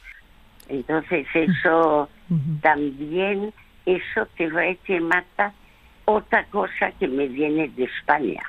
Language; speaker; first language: Spanish; early bilingual, other home language; French